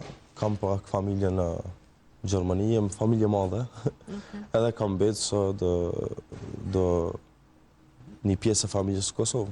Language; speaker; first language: Albanian; early bilingual, heritage; Albanian